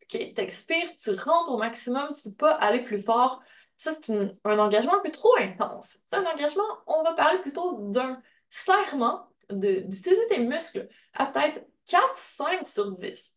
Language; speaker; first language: French; native; French